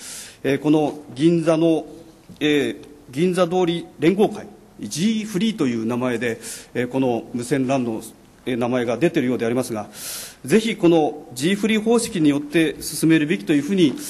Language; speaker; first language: Japanese; native; Japanese